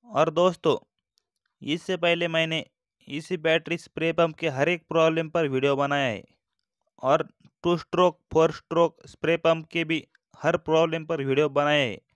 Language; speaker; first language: Hindi; non-native, local second language; Marathi